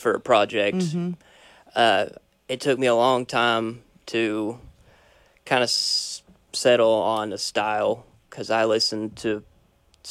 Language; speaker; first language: English; native; English